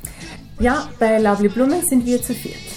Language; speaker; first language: German; non-native, fluent; Croatian